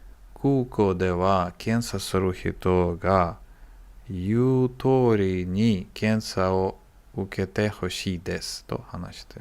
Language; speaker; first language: Japanese; non-native, learner; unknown